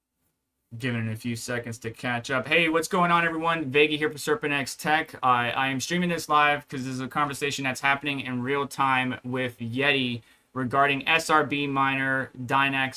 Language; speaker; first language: English; native; English